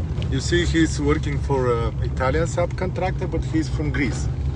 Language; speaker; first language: English; non-native, fluent; Bulgarian